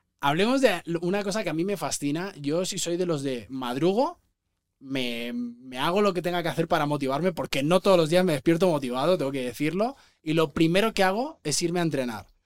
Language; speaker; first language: Spanish; native; Spanish